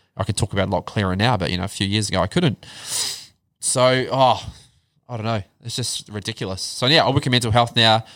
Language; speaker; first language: English; native; English